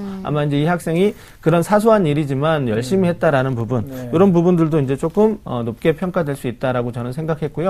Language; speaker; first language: Korean; native; Korean